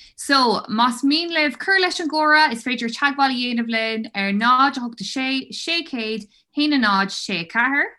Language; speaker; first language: Irish; non-native, local second language; English